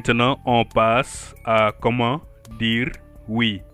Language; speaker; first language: French; non-native, local second language; Wolof